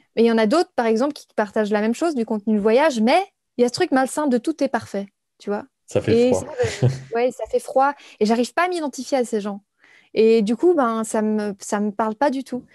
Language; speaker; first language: French; native; French